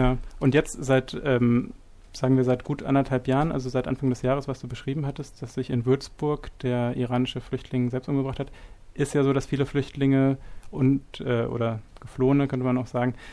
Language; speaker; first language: German; native; German